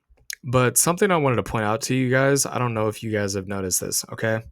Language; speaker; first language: English; native; English